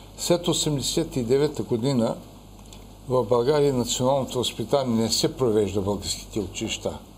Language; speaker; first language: Bulgarian; native; Bulgarian